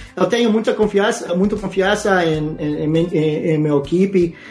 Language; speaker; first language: Portuguese; non-native, fluent; English